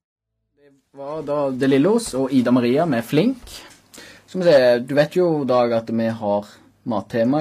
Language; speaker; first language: Norwegian; native; Norwegian